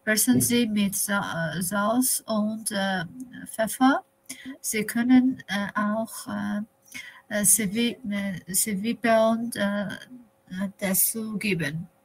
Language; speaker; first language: German; non-native, learner; Persian